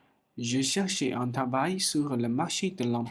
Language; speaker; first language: French; non-native, learner; Chinese